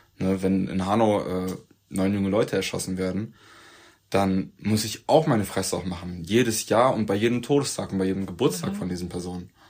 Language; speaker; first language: German; early bilingual, other home language; Turkish